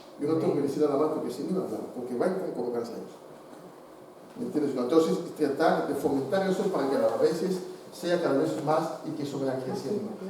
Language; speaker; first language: Spanish; non-native, fluent; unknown